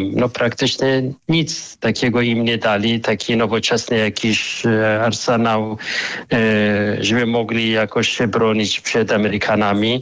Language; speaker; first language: Polish; non-native, fluent; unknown